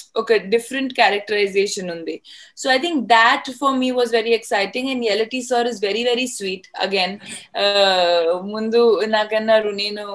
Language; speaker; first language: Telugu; non-native, fluent; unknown